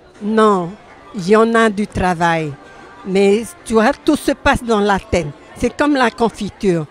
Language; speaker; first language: French; non-native, local second language; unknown